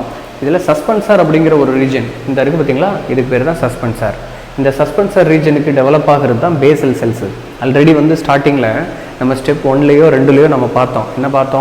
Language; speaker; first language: Tamil; native; Tamil